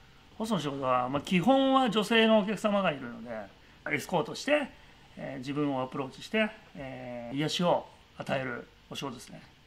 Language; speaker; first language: Japanese; native; Japanese